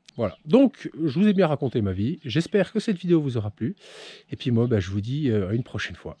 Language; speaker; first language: French; native; French